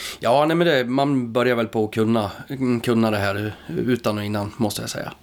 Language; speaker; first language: Swedish; native; Swedish